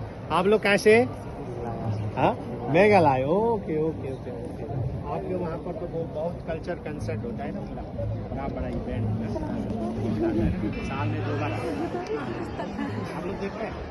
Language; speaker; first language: Hindi; non-native, local second language; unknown